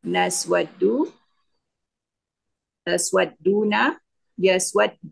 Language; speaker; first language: Arabic; non-native, learner; Indonesian